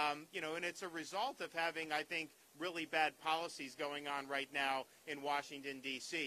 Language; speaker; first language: English; native; English